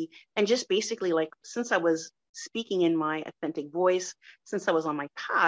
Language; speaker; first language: English; non-native, fluent; French